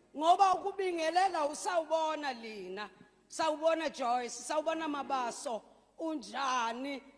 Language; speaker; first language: Zulu; native; Zulu